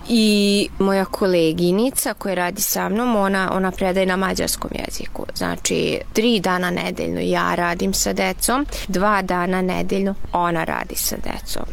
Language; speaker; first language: Serbian; non-native, local second language; Hungarian